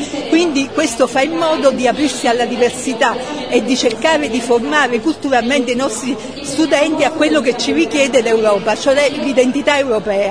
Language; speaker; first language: Italian; native; Italian